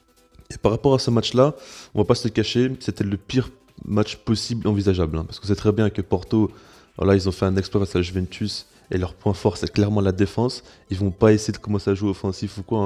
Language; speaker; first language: French; native; French